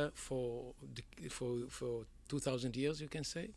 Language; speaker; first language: English; non-native, fluent; Arabic